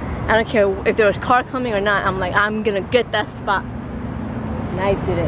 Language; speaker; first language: English; early bilingual, other home language; Spanish